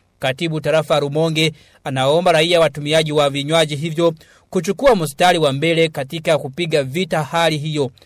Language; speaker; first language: Swahili; non-native, local second language; Rundi